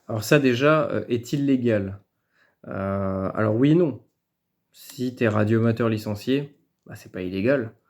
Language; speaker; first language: French; native; French